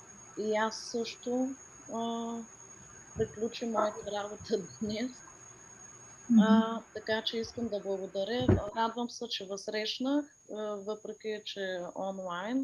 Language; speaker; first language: Bulgarian; early bilingual, heritage; Danish